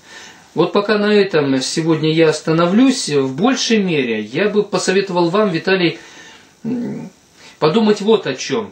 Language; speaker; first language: Russian; native; Russian